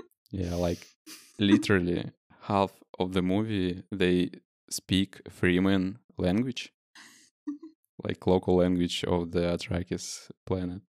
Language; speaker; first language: English; non-native, fluent; Russian